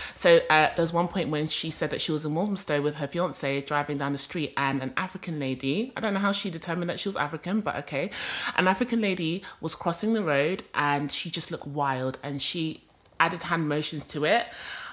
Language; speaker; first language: English; non-native, local second language; Kinyarwanda